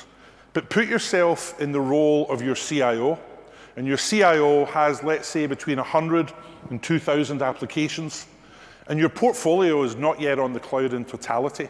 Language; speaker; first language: English; native; English